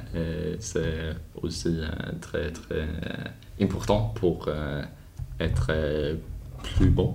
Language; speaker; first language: French; non-native, learner; Swedish